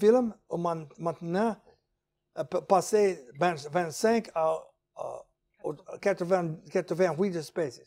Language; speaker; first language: French; non-native, learner; English